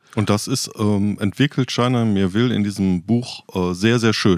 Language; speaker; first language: German; native; German